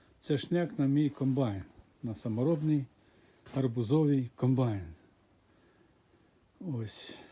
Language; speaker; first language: Ukrainian; native; Ukrainian